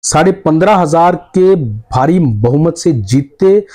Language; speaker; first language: Hindi; native; Hindi